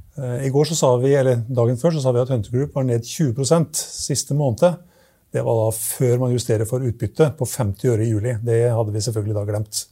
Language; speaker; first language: Norwegian; native; Norwegian